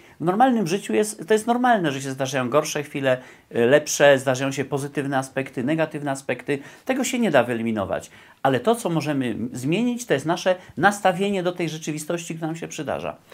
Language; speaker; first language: Polish; native; Polish